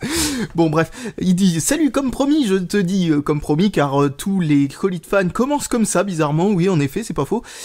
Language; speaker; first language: French; native; French